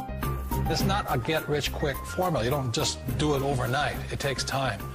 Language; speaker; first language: English; native; English